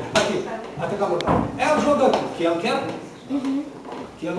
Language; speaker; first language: Portuguese; non-native, learner; Ukrainian